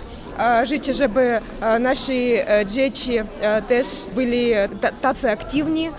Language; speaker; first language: Polish; non-native, learner; Russian